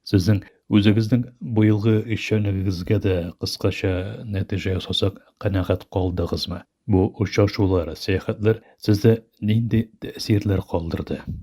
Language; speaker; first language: Tatar; early bilingual, heritage; Tatar